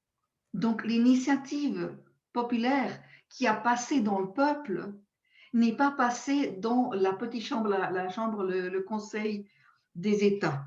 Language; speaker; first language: French; non-native, local second language; German